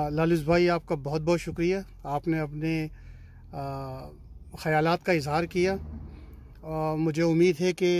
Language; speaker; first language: Urdu; native; Urdu